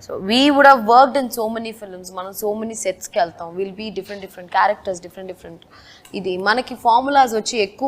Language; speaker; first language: Telugu; non-native, fluent; Tamil